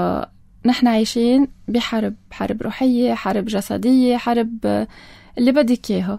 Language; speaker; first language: Arabic; native; Arabic